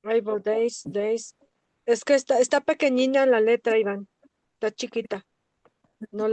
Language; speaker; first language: Spanish; native; Spanish